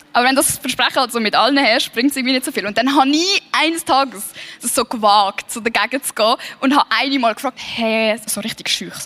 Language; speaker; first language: German; early bilingual, other home language; Swiss German